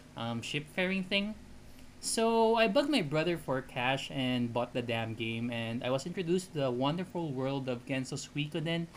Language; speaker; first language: English; non-native, local second language; Filipino